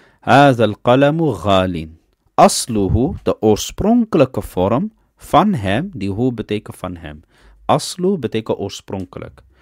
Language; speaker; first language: Dutch; early bilingual, other home language; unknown